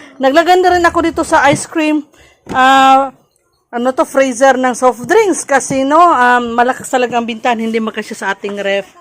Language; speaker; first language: Filipino; non-native, local second language; Cebuano